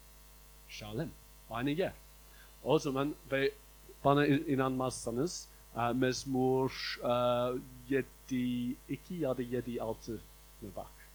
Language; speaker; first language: Turkish; non-native, fluent; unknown